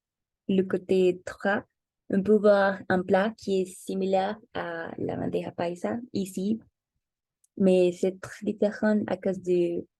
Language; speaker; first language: French; non-native, learner; Spanish